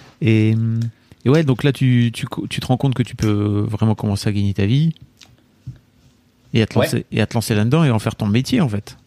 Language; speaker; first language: French; native; French